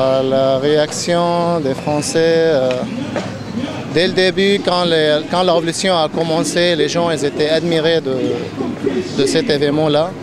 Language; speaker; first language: French; non-native, fluent; Arabic